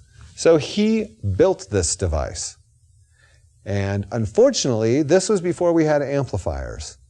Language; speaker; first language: English; native; English